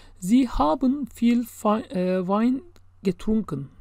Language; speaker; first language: German; non-native, fluent; Turkish